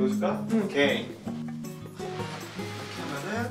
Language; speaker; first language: Korean; native; Korean